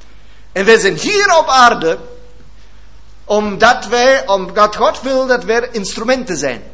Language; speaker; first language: Dutch; non-native, learner; German